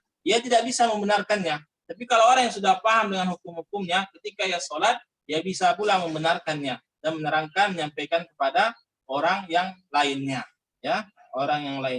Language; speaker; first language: Indonesian; native; Indonesian